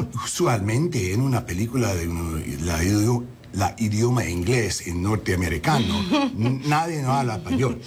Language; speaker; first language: Spanish; early bilingual, heritage; English